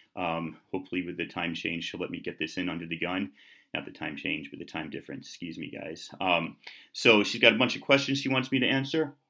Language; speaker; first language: English; native; English